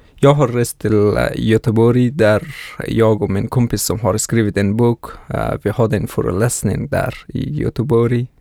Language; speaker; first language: Swedish; non-native, fluent; Persian